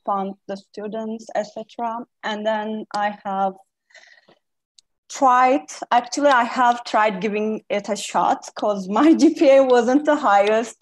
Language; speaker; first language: English; non-native, fluent; Turkish